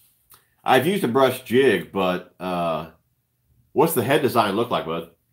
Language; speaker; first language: English; native; English